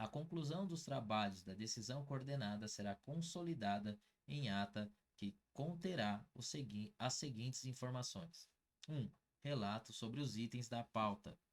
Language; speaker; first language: Portuguese; native; Portuguese